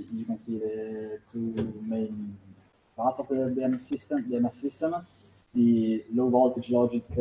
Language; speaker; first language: English; non-native, fluent; Italian